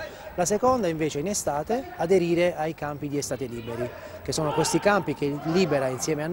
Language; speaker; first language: Italian; native; Italian